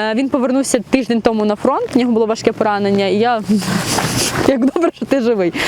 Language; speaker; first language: Ukrainian; non-native, local second language; Russian